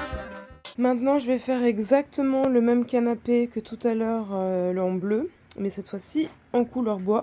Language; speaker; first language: French; native; French